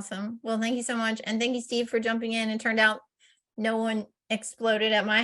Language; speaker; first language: English; native; English